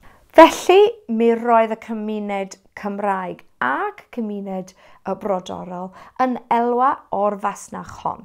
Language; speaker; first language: Welsh; non-native, fluent; English